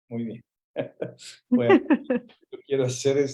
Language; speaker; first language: Spanish; native; Spanish